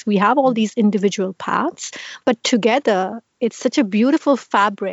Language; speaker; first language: English; non-native, local second language; Tamil